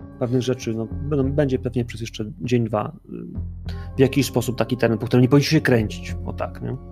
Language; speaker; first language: Polish; native; Polish